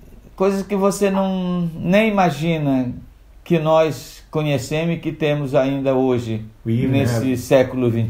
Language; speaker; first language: Portuguese; non-native, local second language; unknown